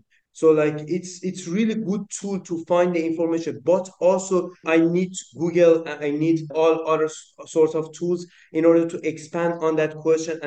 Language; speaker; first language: English; non-native, local second language; Persian